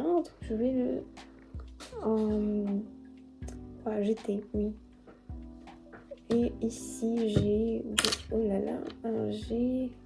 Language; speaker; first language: French; non-native, learner; Russian